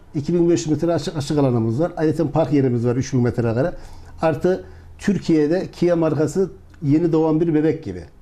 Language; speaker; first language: Turkish; native; Turkish